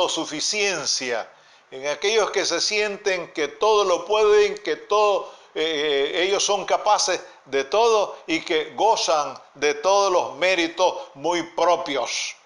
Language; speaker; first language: Spanish; native; Spanish